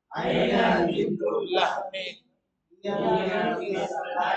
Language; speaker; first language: Arabic; non-native, learner; Indonesian